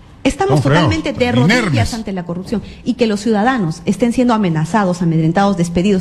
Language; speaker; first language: Spanish; native; Spanish